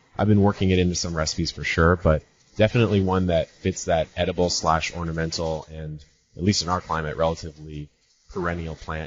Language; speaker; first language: English; native; English